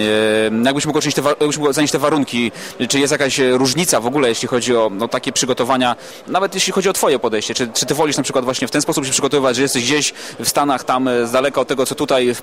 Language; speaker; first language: Polish; native; Polish